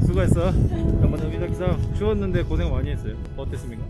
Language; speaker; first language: Korean; native; Korean